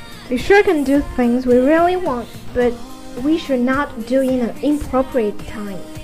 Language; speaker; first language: English; non-native, fluent; Chinese